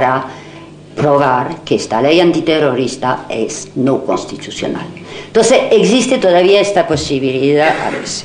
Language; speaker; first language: Spanish; non-native, fluent; French